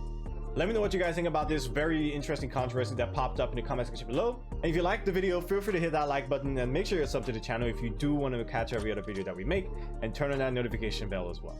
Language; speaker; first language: English; native; English